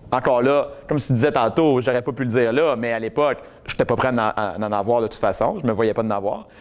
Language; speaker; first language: French; native; French